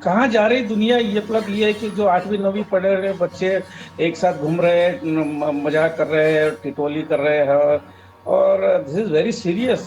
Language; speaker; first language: Hindi; native; Hindi